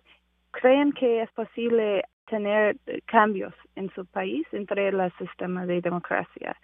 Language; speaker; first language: Spanish; non-native, fluent; English